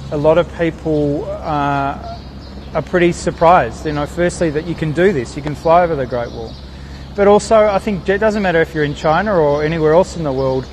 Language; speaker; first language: English; native; English